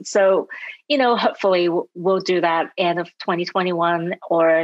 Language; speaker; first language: English; non-native, local second language; Cantonese